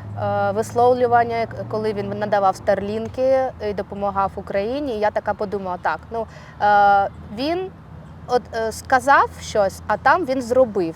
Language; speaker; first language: Ukrainian; non-native, local second language; Russian